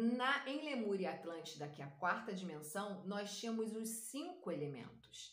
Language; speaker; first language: Portuguese; native; Portuguese